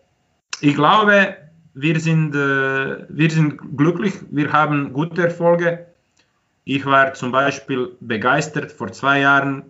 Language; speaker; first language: German; non-native, fluent; Croatian